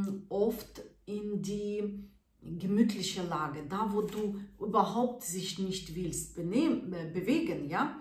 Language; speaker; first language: German; non-native, fluent; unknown